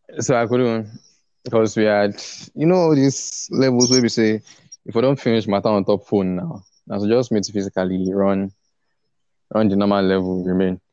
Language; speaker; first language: English; non-native, local second language; Yoruba